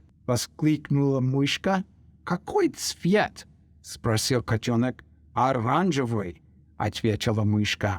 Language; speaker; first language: Russian; non-native, fluent; English